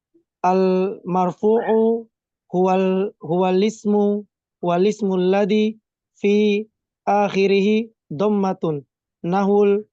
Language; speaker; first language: Arabic; non-native, learner; Indonesian